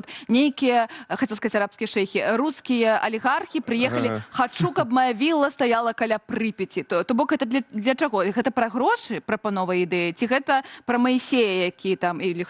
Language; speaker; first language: Belarusian; native; Belarusian